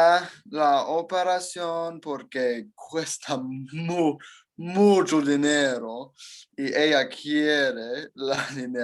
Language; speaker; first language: Spanish; non-native, learner; English